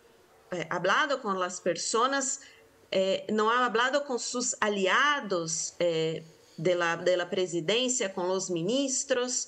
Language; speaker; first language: Spanish; non-native, fluent; Portuguese